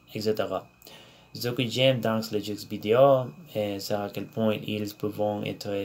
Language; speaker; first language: French; non-native, learner; Spanish